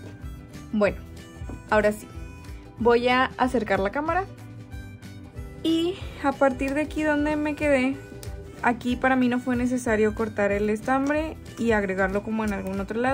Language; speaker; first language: Spanish; native; Spanish